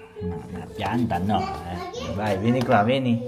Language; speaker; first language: Italian; non-native, learner; Filipino